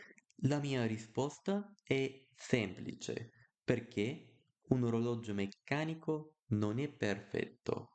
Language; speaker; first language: Italian; non-native, learner; Bulgarian